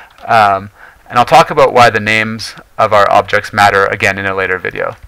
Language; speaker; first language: English; native; English